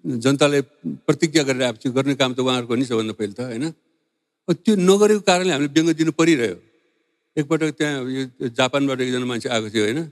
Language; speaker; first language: Nepali; non-native, local second language; Newari